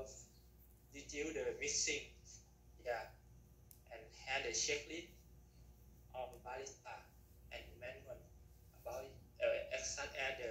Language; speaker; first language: English; non-native, learner; Thai